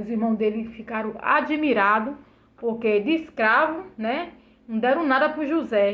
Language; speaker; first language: Portuguese; native; Portuguese